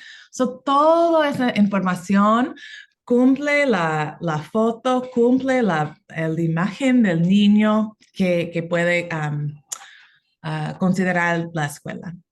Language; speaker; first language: Spanish; non-native, fluent; English